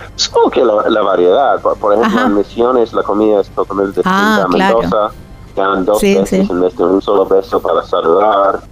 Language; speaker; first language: Spanish; non-native, fluent; English